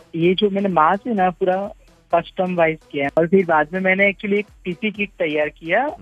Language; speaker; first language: Hindi; non-native, local second language; Gujarati